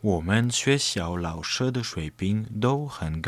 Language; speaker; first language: Chinese; non-native, learner; French